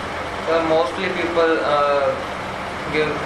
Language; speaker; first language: English; non-native, learner; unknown